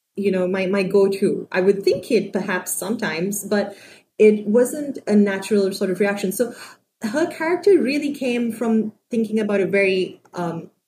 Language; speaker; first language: English; non-native, local second language; Sinhala